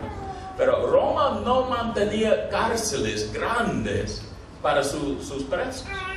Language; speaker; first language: Spanish; non-native, fluent; English